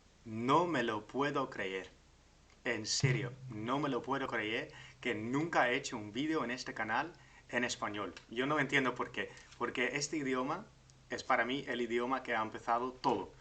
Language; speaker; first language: Spanish; non-native, fluent; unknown